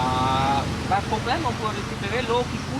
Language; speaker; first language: French; non-native, fluent; Vietnamese